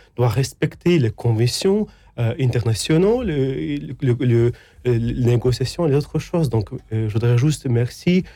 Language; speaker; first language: French; non-native, fluent; Ukrainian